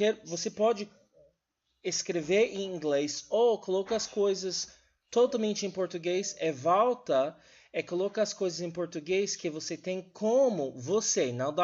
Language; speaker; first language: Portuguese; non-native, learner; English